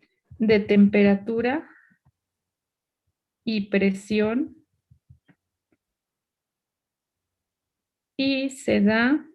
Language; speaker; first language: Spanish; native; Spanish